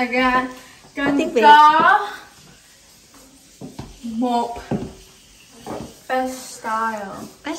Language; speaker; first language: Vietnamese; early bilingual, heritage; English